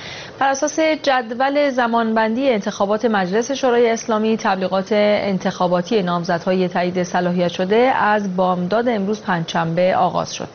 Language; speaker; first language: Persian; native; Persian